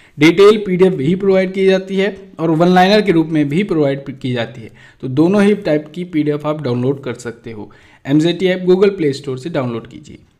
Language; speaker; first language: Hindi; native; Hindi